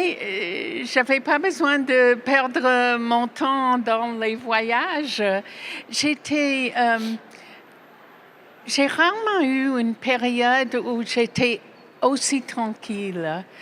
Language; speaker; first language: French; non-native, fluent; English